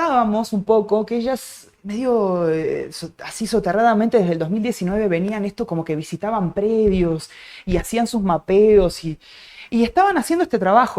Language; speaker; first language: Spanish; native; Spanish